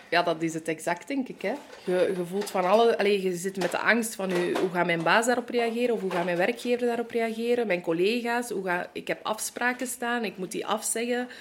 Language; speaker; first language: Dutch; native; Dutch